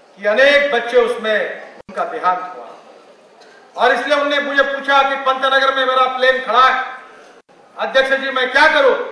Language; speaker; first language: Hindi; non-native, local second language; Marathi